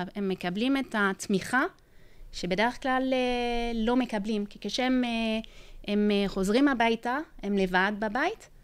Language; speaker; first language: Hebrew; non-native, fluent; French